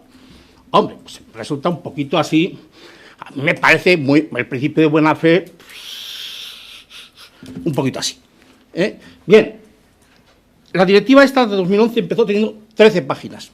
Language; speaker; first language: Spanish; native; Spanish